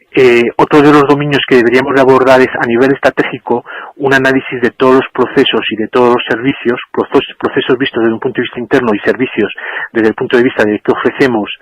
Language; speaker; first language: Spanish; native; Spanish